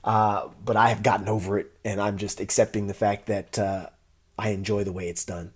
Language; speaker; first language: English; native; English